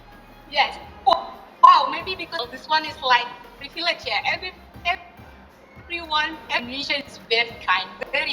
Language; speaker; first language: English; non-native, learner; Indonesian